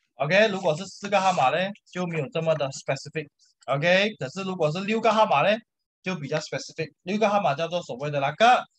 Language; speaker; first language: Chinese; native; Chinese